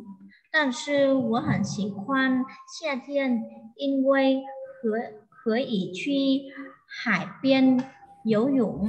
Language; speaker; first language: Chinese; non-native, learner; Vietnamese